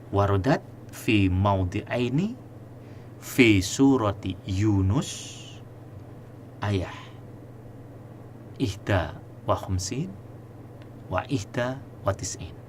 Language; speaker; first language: Arabic; non-native, fluent; Indonesian